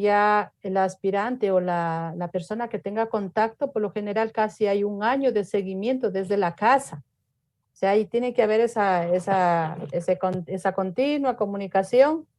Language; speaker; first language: Spanish; native; Spanish